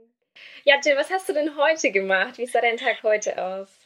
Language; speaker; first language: German; native; German